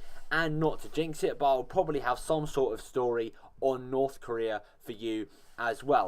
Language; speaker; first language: English; native; English